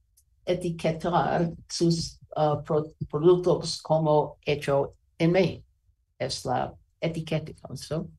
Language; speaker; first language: Spanish; non-native, learner; English